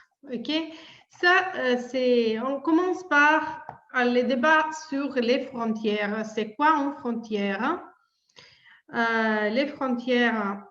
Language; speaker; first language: French; non-native, fluent; Italian